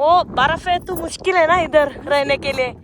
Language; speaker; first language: Hindi; non-native, local second language; Malayalam